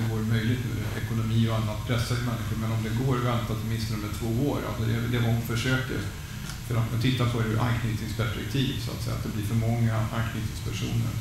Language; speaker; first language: Swedish; native; Swedish